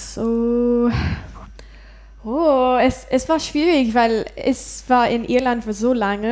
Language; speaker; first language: German; non-native, learner; English